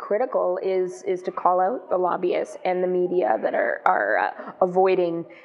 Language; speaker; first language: English; non-native, fluent; Greek